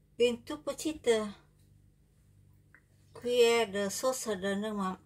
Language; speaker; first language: French; non-native, learner; Vietnamese